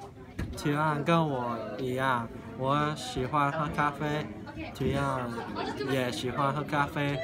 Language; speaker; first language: Chinese; non-native, learner; English